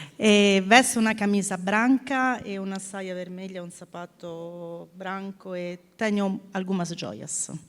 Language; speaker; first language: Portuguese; non-native, learner; Italian